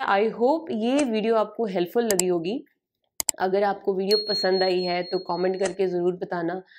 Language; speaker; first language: Hindi; native; Hindi